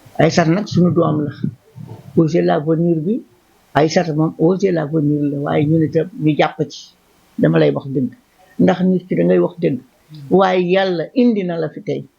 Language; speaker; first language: Wolof; non-native, local second language; Fula